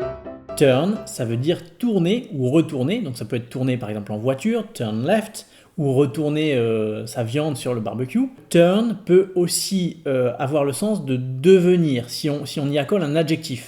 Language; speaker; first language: French; native; French